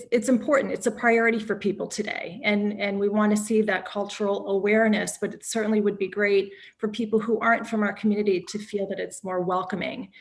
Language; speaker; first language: English; native; English